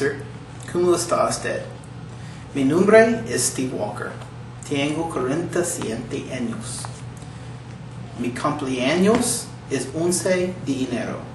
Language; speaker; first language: Spanish; non-native, learner; English